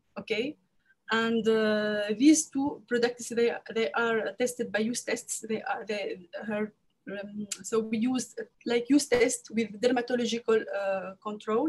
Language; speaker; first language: English; non-native, learner; French